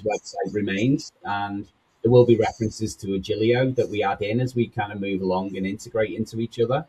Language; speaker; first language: English; native; English